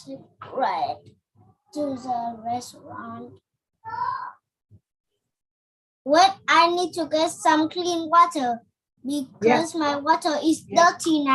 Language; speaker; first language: English; non-native, learner; Vietnamese